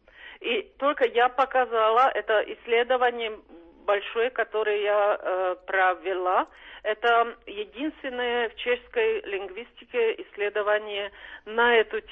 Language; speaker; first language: Russian; non-native, fluent; Czech